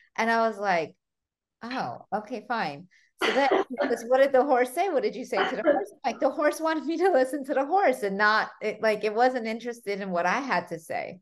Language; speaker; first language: English; early bilingual, other home language; Armenian